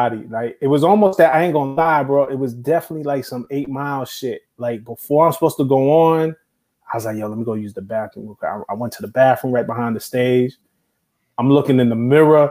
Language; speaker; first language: English; native; English